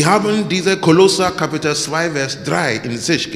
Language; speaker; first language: German; non-native, learner; English